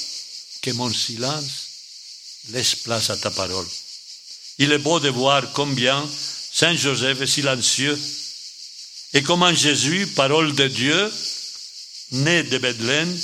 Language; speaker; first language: French; non-native, fluent; Spanish